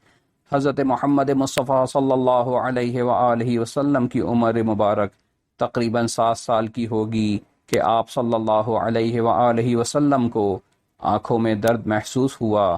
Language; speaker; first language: Urdu; native; Urdu